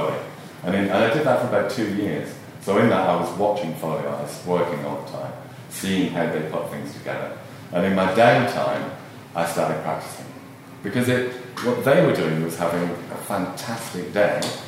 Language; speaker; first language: English; native; English